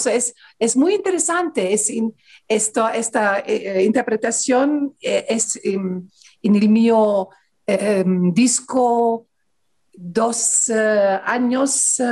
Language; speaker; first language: Spanish; non-native, learner; Greek